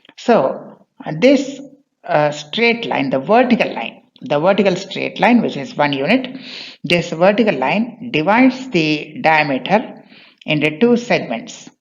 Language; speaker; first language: English; non-native, local second language; Bangla